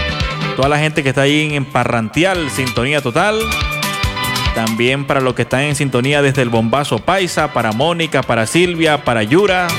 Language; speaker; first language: Spanish; native; Spanish